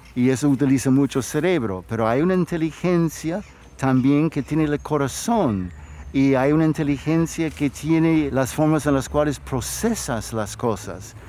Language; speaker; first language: Spanish; non-native, fluent; English